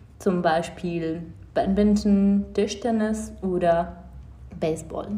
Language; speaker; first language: German; non-native, fluent; Czech